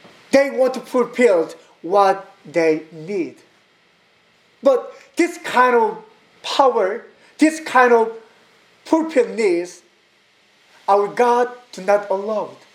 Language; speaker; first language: English; non-native, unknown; Korean